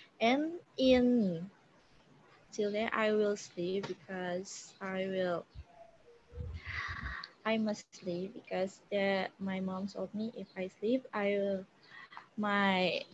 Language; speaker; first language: English; non-native, learner; Indonesian